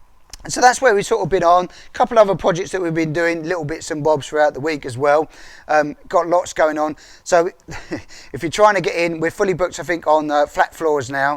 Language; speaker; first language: English; native; English